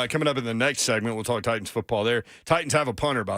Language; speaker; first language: English; native; English